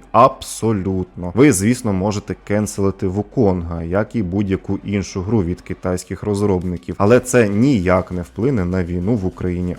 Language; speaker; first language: Ukrainian; non-native, local second language; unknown